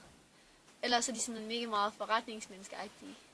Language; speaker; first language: Danish; native; Danish